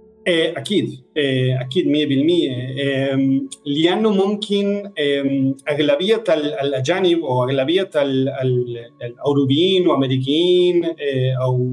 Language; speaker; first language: Arabic; non-native, fluent; Spanish